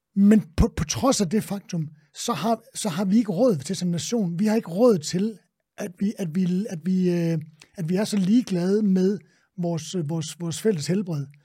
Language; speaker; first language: Danish; native; Danish